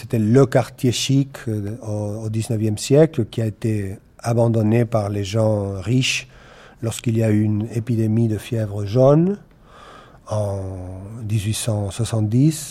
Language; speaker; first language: French; non-native, fluent; Spanish